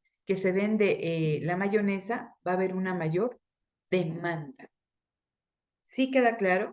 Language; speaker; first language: Spanish; native; Spanish